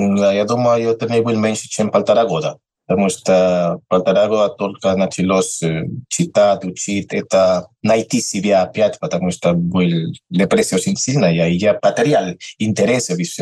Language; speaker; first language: Russian; non-native, learner; Spanish